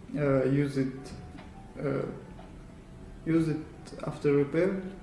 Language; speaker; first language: English; non-native, learner; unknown